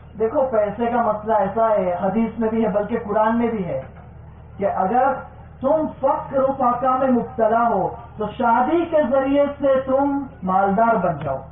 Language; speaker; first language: Urdu; non-native, local second language; Gujarati